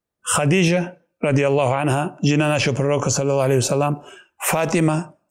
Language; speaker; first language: Russian; non-native, local second language; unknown